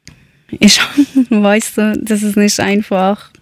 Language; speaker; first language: German; non-native, learner; Persian